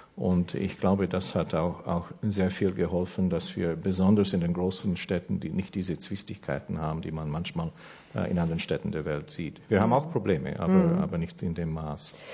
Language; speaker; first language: German; early bilingual, heritage; German